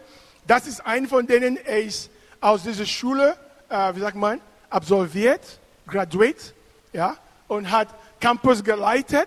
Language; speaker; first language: German; non-native, fluent; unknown